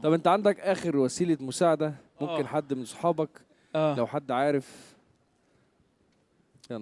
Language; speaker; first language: Arabic; native; Arabic